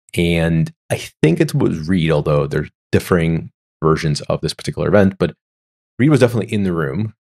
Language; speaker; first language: English; non-native, fluent; Ukrainian